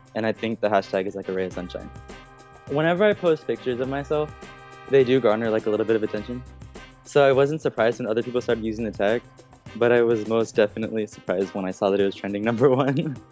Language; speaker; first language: English; native; English